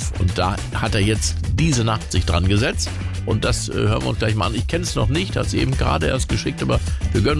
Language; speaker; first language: German; native; German